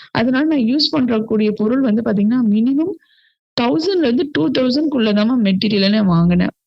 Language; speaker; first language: Tamil; native; Tamil